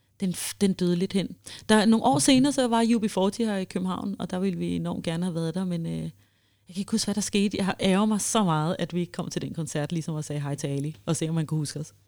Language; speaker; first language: Danish; early bilingual, heritage; Danish